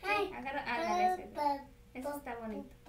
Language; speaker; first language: Spanish; native; Spanish